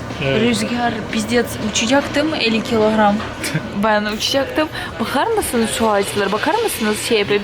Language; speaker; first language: Turkish; non-native, fluent; Russian